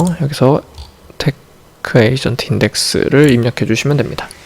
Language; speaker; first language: Korean; native; Korean